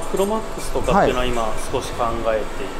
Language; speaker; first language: Japanese; native; Japanese